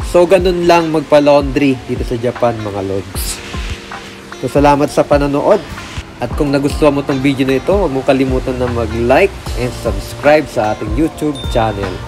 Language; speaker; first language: Filipino; native; Filipino